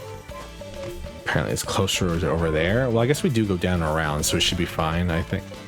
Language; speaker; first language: English; native; English